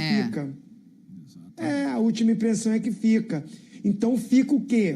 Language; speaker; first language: Portuguese; native; Portuguese